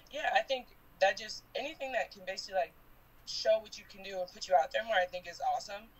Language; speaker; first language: English; native; English